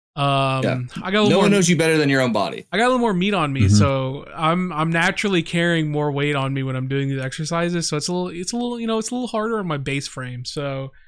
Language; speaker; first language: English; native; English